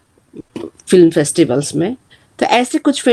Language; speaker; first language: Hindi; non-native, learner; Bangla